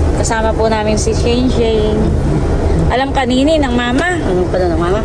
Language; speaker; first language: Filipino; native; Filipino